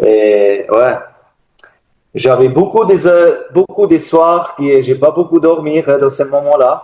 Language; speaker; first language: French; non-native, learner; German